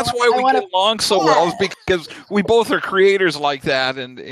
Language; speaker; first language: English; native; English